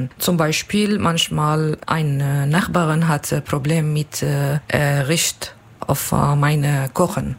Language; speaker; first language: German; non-native, learner; Kurdish